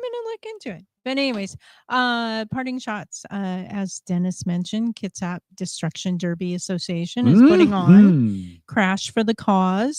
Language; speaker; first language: English; native; English